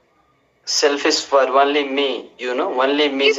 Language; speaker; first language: English; non-native, learner; Nepali